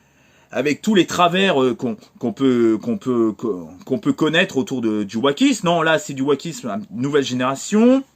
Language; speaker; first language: French; native; French